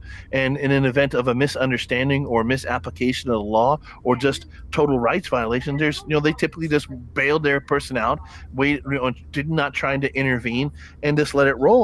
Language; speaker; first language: English; native; English